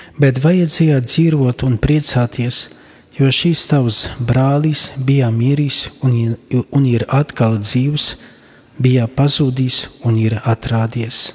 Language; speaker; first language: Latvian; non-native, fluent; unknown